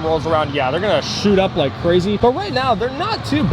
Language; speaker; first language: English; native; English